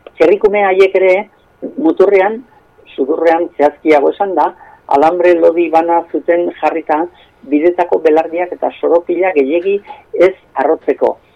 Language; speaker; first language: Basque; non-native, local second language; Spanish